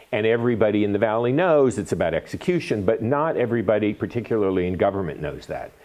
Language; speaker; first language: English; native; English